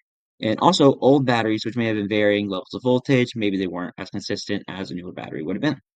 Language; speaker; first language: English; native; English